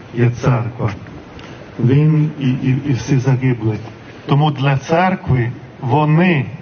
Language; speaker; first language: Ukrainian; non-native, fluent; Lithuanian